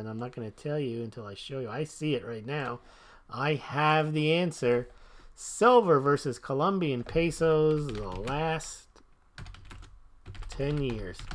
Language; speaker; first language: English; native; English